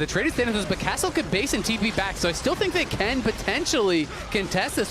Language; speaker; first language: English; native; English